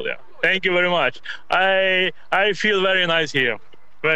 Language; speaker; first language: English; non-native, learner; Ukrainian